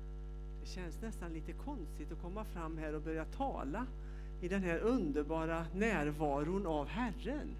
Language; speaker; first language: Swedish; native; Swedish